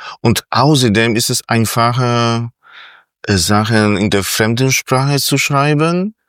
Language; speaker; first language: German; non-native, fluent; Polish